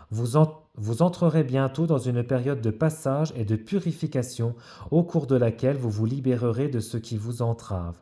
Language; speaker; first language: French; native; French